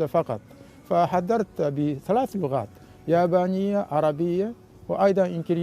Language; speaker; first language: Arabic; non-native, fluent; Japanese